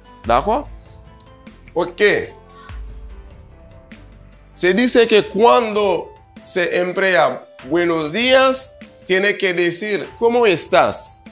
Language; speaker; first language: Spanish; non-native, fluent; Haitian Creole